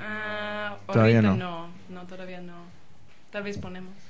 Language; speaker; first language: Spanish; non-native, learner; English